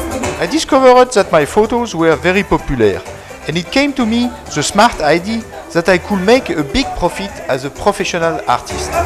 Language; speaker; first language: English; non-native, fluent; French